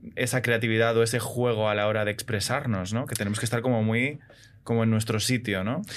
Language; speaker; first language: Spanish; native; Spanish